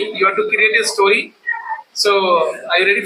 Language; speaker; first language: English; non-native, local second language; Hindi